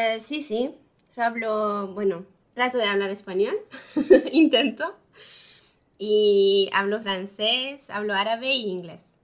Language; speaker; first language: Spanish; non-native, fluent; Arabic